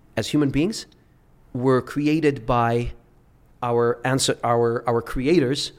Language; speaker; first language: English; early bilingual, other home language; Arabic